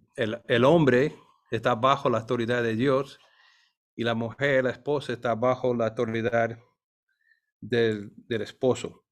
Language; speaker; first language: Spanish; non-native, fluent; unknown